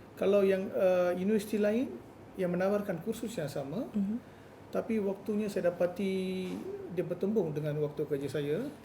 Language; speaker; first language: Malay; non-native, local second language; Tamil